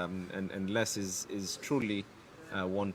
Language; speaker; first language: English; non-native, local second language; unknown